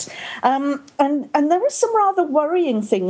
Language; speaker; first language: English; native; English